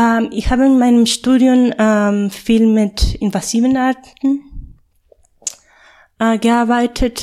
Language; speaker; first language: German; non-native, fluent; Spanish